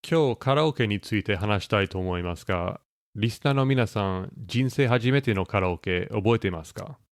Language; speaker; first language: Japanese; non-native, fluent; English